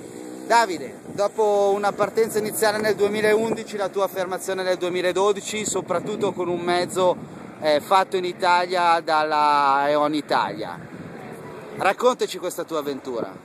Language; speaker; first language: Italian; native; Italian